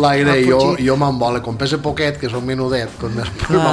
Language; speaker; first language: Catalan; native; Catalan